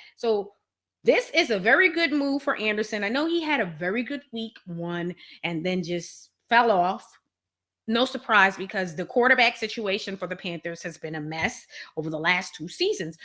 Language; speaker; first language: English; native; English